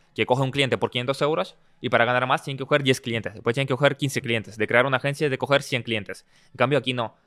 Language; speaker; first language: Spanish; early bilingual, other home language; Russian